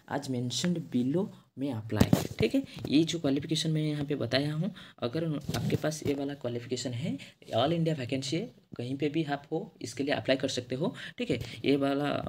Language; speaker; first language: Hindi; non-native, local second language; Odia